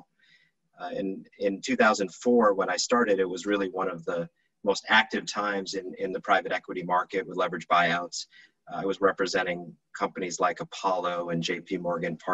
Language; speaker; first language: English; native; English